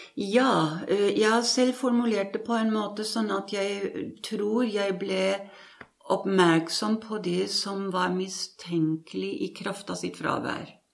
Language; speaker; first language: Norwegian; non-native, fluent; German